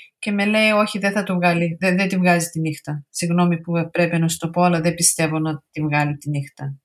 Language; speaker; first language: Greek; early bilingual, heritage; Greek